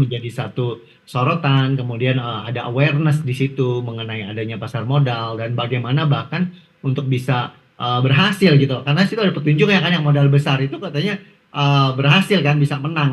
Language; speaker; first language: Indonesian; native; Indonesian